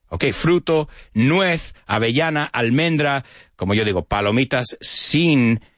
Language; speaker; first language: Spanish; non-native, fluent; English